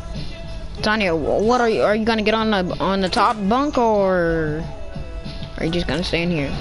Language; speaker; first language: English; native; English